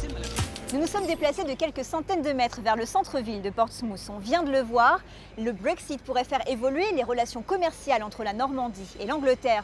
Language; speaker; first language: French; native; French